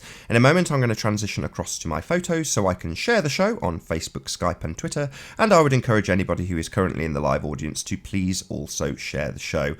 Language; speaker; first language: English; native; English